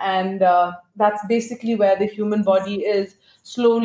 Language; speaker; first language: English; non-native, local second language; Hindi